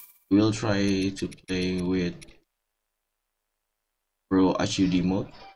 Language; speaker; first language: English; non-native, learner; Indonesian